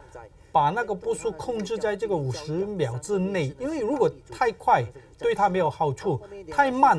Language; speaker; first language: Chinese; native; Chinese